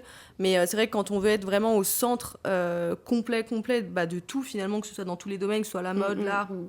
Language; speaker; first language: French; native; French